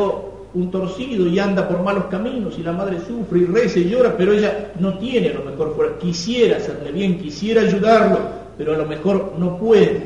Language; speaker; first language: Spanish; native; Spanish